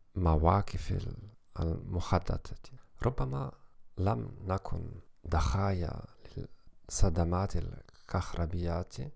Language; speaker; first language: Arabic; non-native, learner; German